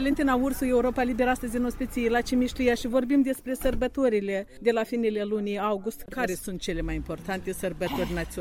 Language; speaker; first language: Romanian; native; Romanian